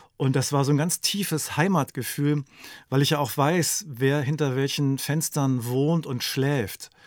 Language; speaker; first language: German; native; German